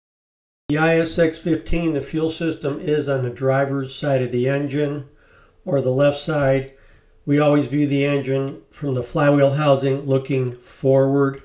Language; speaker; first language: English; native; English